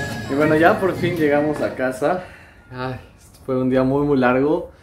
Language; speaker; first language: Spanish; native; Spanish